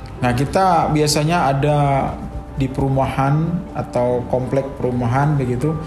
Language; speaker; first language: Indonesian; non-native, local second language; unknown